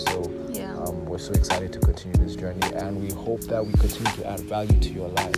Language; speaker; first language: English; non-native, local second language; Yoruba